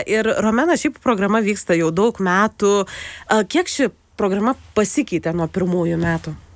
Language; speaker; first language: Lithuanian; native; Lithuanian